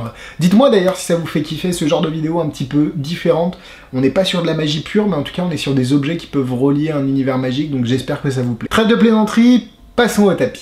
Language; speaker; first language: French; native; French